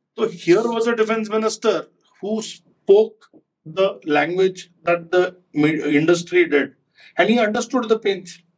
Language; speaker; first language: Hindi; non-native, local second language; Konkani